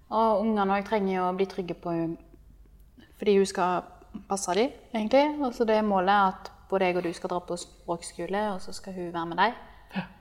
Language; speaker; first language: Norwegian; native; Norwegian